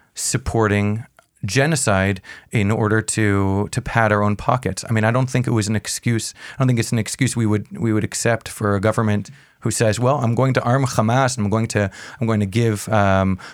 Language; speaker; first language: English; native; English